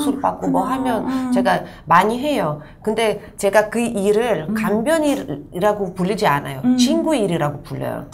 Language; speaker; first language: Korean; non-native, fluent; Russian